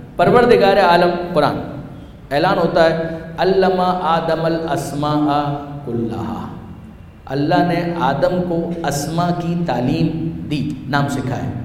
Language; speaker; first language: Urdu; non-native, local second language; Punjabi